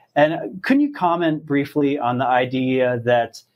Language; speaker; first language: English; native; English